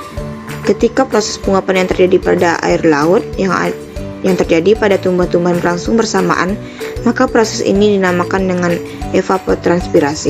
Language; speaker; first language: Indonesian; native; Indonesian